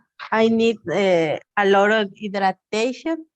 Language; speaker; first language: English; non-native, learner; Spanish